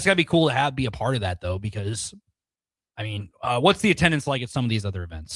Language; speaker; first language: English; native; English